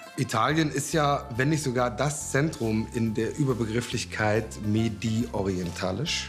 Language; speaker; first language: German; native; German